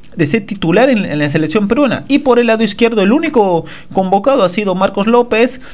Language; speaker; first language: Spanish; native; Spanish